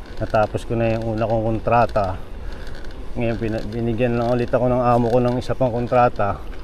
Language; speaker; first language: Filipino; native; Filipino